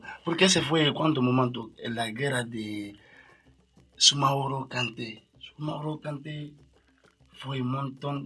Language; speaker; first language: Spanish; non-native, learner; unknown